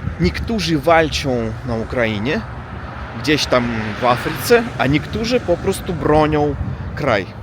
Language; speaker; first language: Polish; non-native, learner; Russian